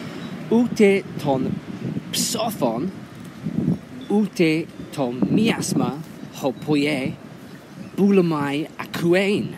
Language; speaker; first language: Greek; non-native, fluent; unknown